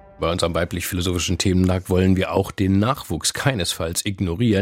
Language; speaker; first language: German; native; German